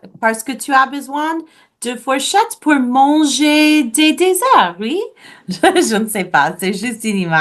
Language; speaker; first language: French; non-native, fluent; English